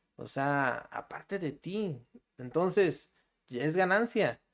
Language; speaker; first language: Spanish; native; Spanish